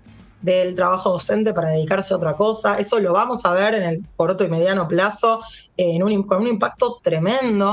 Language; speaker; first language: Spanish; native; Spanish